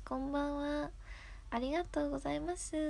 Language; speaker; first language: Japanese; native; Japanese